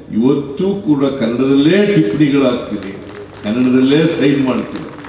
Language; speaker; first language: Kannada; native; Kannada